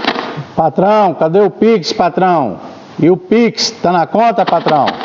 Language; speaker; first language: Portuguese; native; Portuguese